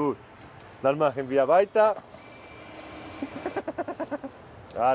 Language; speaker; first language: German; non-native, fluent; Spanish